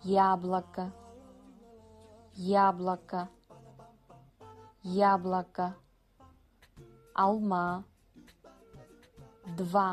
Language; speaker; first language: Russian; non-native, fluent; Kazakh